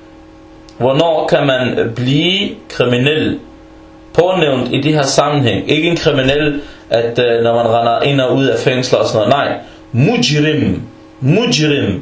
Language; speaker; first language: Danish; early bilingual, other home language; Arabic